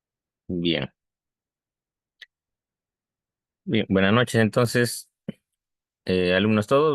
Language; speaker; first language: Spanish; native; Spanish